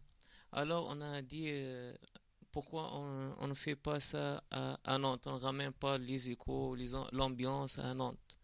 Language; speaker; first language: French; non-native, learner; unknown